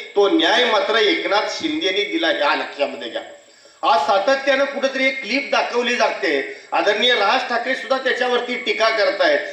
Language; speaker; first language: Marathi; native; Marathi